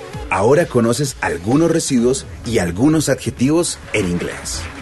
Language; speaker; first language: Spanish; native; Spanish